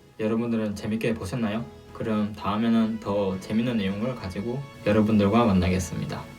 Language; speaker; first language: Korean; non-native, fluent; Chinese